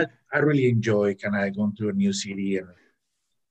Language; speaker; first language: English; non-native, fluent; Spanish